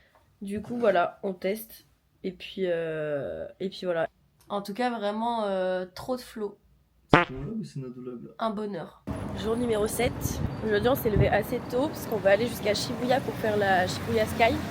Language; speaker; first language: French; native; French